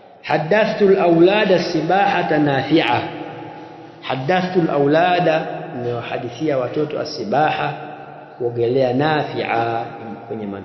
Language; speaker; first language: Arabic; non-native, fluent; Swahili